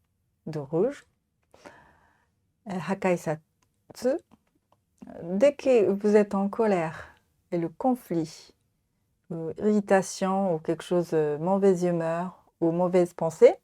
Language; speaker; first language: French; non-native, fluent; Japanese